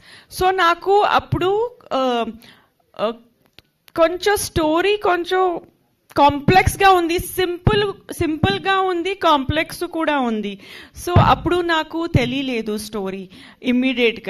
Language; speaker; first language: Telugu; non-native, fluent; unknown